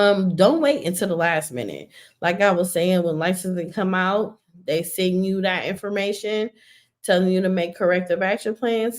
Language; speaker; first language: English; native; English